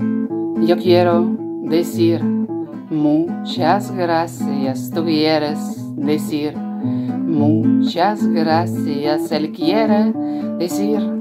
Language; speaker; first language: Spanish; non-native, fluent; Ukrainian